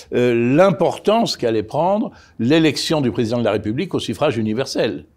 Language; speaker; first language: French; native; French